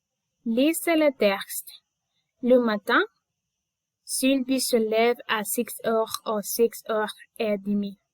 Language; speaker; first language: French; non-native, learner; Spanish